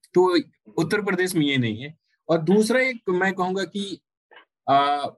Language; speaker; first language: Hindi; native; Hindi